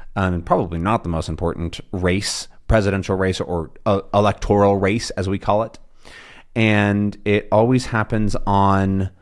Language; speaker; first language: English; native; English